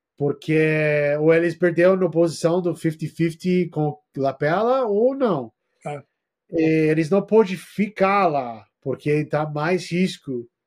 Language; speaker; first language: Portuguese; non-native, learner; English